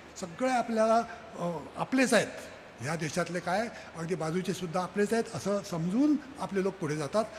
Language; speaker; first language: Marathi; native; Marathi